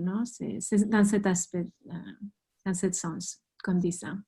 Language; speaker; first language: French; non-native, fluent; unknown